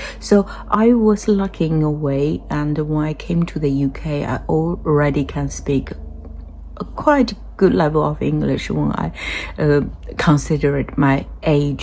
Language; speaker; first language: English; non-native, fluent; Chinese